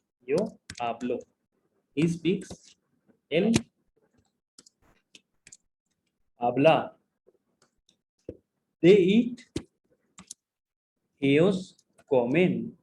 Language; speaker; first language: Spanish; non-native, fluent; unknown